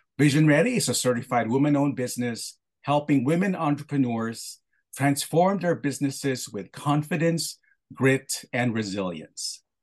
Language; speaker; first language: English; non-native, local second language; Filipino